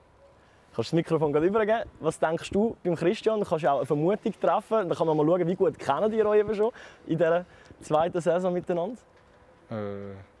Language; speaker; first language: German; native; German